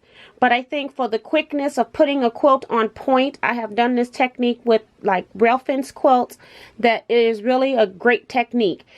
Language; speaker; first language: English; native; English